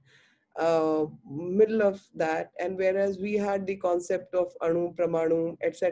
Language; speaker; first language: English; non-native, local second language; Hindi